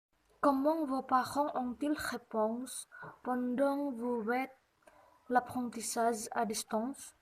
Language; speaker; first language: French; non-native, learner; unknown